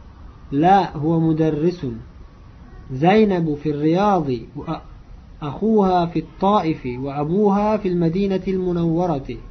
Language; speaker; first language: Arabic; non-native, fluent; Uzbek